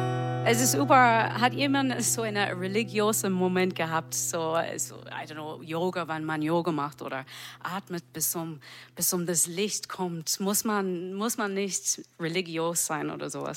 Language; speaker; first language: German; non-native, fluent; English